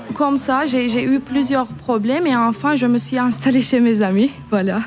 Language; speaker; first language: French; non-native, fluent; Turkish